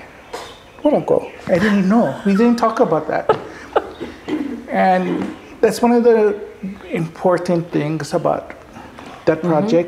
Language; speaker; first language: English; early bilingual, other home language; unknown